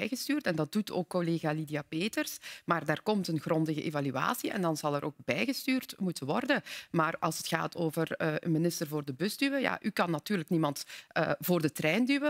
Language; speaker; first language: Dutch; native; Dutch